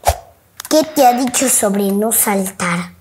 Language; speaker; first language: Spanish; native; Spanish